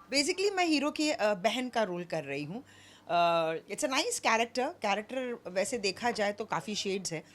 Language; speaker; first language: Hindi; non-native, local second language; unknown